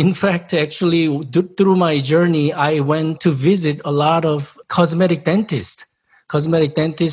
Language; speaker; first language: English; non-native, fluent; Korean